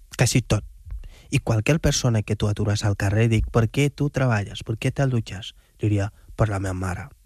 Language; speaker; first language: Catalan; non-native, fluent; Wolof